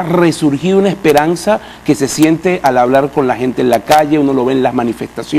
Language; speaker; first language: Spanish; native; Spanish